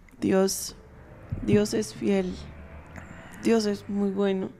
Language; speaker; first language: Spanish; native; Spanish